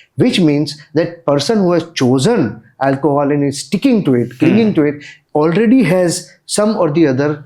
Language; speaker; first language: English; non-native, local second language; Gujarati